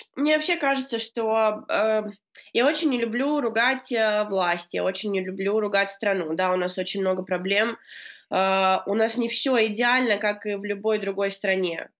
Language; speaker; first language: Russian; native; Russian